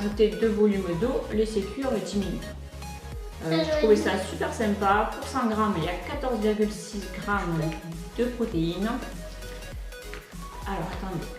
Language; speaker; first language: French; native; French